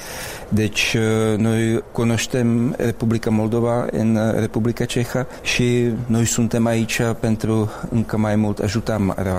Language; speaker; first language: Romanian; non-native, learner; Czech